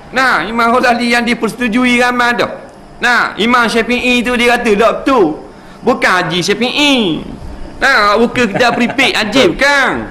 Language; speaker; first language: Malay; native; Malay